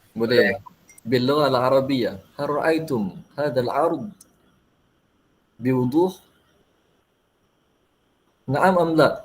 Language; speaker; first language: Arabic; non-native, fluent; Malay